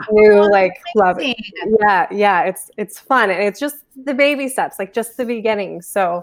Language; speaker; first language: English; native; English